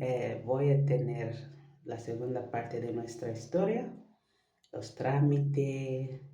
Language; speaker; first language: Spanish; non-native, fluent; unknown